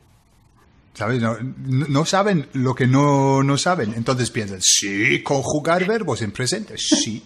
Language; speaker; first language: Spanish; non-native, fluent; English